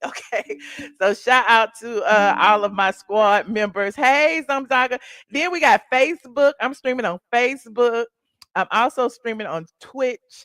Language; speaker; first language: English; native; English